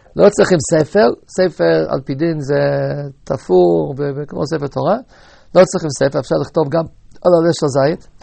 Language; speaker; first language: Hebrew; native; Hebrew